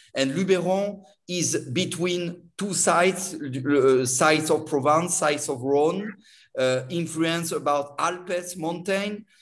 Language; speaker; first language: English; non-native, learner; French